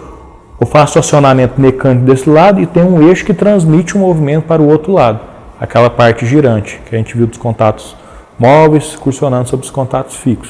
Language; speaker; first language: Portuguese; native; Portuguese